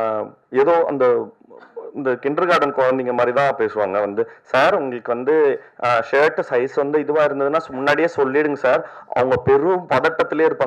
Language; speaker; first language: Tamil; native; Tamil